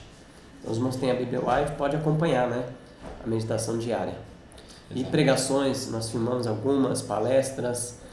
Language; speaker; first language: Portuguese; native; Portuguese